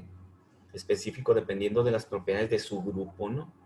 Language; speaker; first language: Spanish; native; Spanish